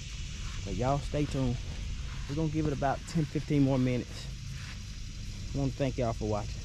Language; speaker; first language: English; native; English